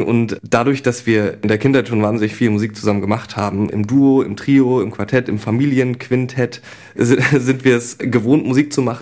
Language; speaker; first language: German; native; German